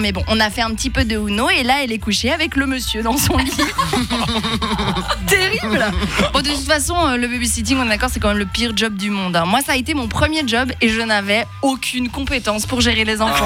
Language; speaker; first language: French; native; French